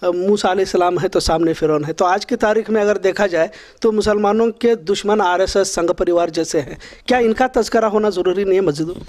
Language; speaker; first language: Urdu; native; Urdu